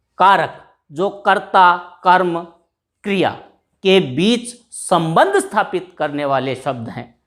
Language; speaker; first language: Hindi; native; Hindi